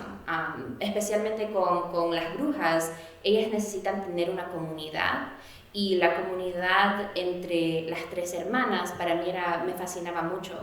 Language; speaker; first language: Spanish; early bilingual, heritage; Spanish